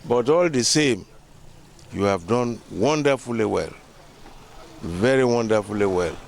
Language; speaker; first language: English; non-native, local second language; Yoruba